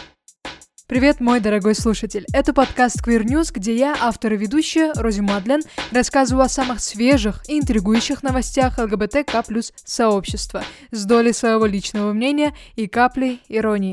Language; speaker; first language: Russian; native; Russian